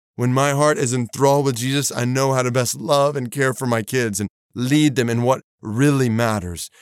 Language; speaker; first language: English; native; English